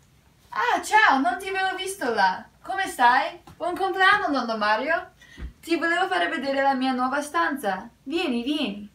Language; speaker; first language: Italian; early bilingual, heritage; Italian